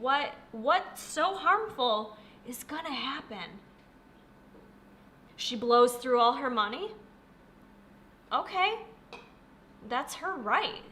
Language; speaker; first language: English; native; English